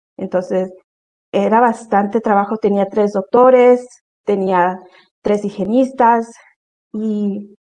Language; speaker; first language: Spanish; early bilingual, heritage; Spanish